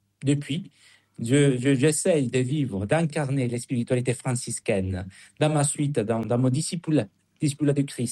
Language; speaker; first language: French; non-native, fluent; Spanish